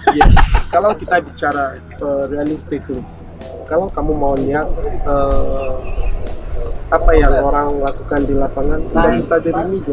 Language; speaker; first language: Indonesian; non-native, fluent; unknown